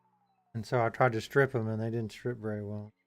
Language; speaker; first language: English; native; English